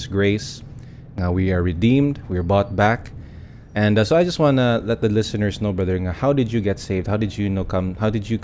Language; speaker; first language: English; non-native, local second language; Cebuano